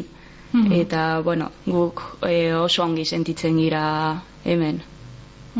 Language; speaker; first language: Basque; non-native, local second language; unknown